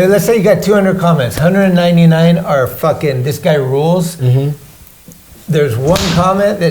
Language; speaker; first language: English; native; English